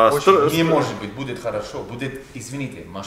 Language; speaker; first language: Russian; non-native, learner; German